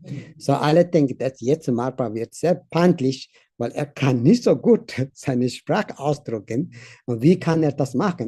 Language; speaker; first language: German; non-native, learner; Tibetan